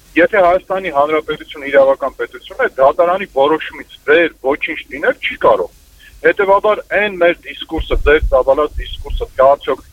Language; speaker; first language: Armenian; native; Armenian